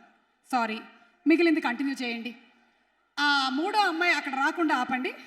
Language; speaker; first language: Telugu; native; Telugu